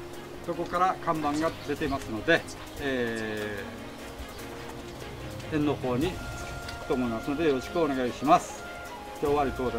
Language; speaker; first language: Japanese; native; Japanese